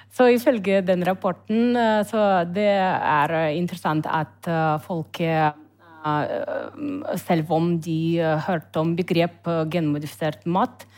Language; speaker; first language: Norwegian; non-native, learner; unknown